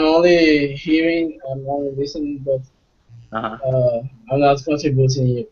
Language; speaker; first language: English; non-native, fluent; Portuguese